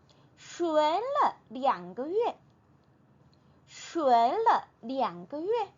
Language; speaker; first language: Chinese; non-native, fluent; Korean